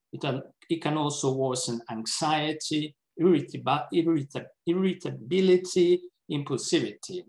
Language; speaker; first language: English; non-native, fluent; Italian